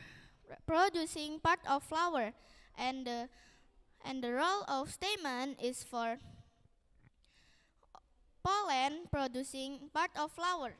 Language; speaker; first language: English; non-native, learner; Indonesian